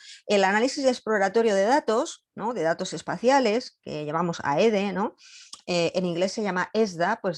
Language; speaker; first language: Spanish; native; Spanish